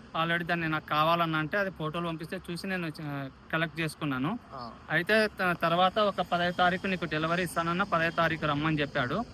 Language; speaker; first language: Telugu; native; Telugu